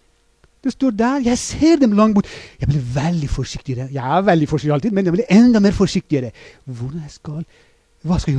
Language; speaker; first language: Norwegian; non-native, fluent; Persian